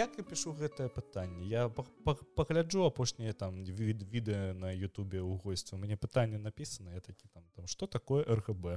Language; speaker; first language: Belarusian; non-native, local second language; Russian